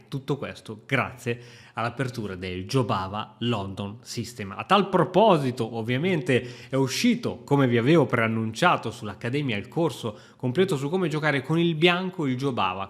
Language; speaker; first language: Italian; native; Italian